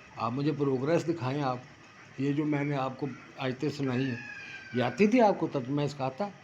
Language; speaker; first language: Urdu; non-native, local second language; Punjabi